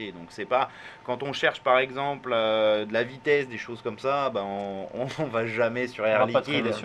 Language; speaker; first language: French; native; French